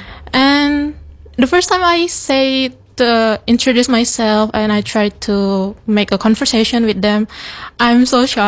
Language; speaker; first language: English; non-native, learner; Indonesian